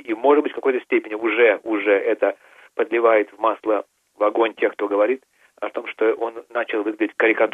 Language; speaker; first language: Russian; native; Russian